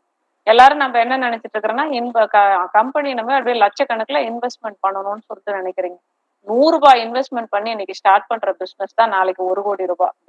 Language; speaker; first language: Tamil; native; Tamil